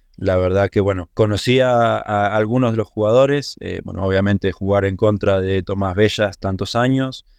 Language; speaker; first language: Spanish; native; Spanish